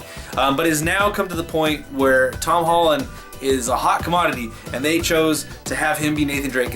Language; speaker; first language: English; native; English